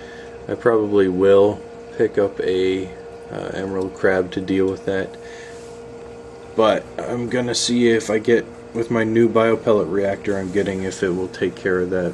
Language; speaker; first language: English; native; English